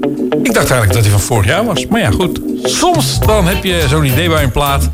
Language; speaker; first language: Dutch; native; Dutch